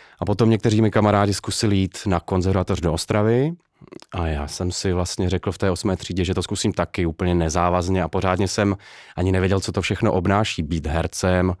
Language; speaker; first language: Czech; native; Czech